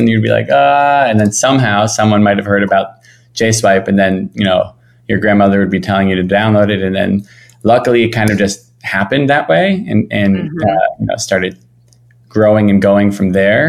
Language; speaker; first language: English; native; English